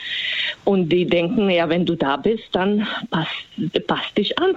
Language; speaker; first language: German; non-native, fluent; Slovak